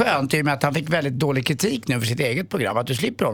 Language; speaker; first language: Swedish; native; Swedish